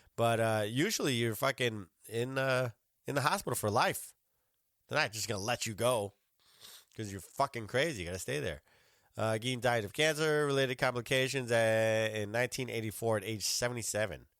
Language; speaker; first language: English; native; English